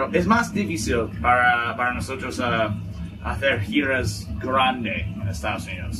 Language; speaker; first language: Spanish; non-native, learner; English